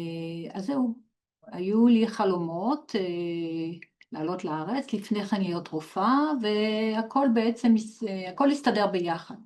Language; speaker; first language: Hebrew; non-native, fluent; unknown